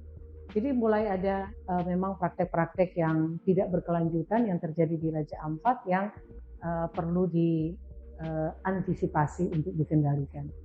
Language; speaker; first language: Indonesian; native; Indonesian